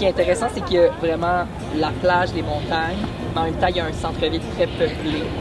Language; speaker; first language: French; native; French